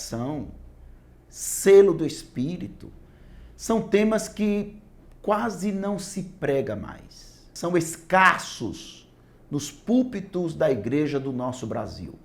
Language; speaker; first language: Portuguese; native; Portuguese